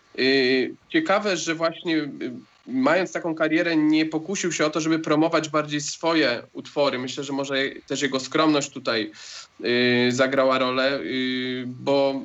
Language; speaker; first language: Polish; native; Polish